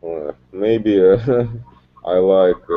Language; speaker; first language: English; non-native, learner; Russian